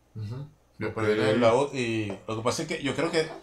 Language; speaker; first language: Spanish; native; Spanish